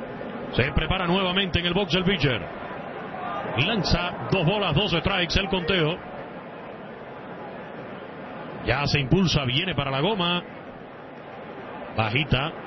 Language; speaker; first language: Spanish; native; Spanish